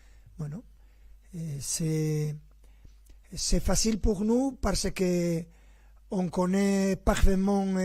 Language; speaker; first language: French; non-native, fluent; Spanish